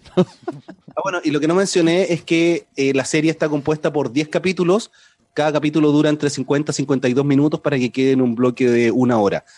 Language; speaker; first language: Spanish; native; Spanish